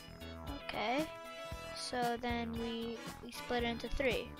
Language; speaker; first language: English; native; English